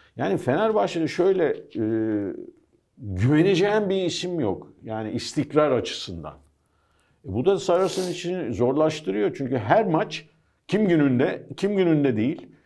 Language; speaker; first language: Turkish; early bilingual, heritage; Turkish